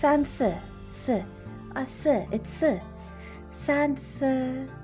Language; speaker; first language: Chinese; non-native, learner; English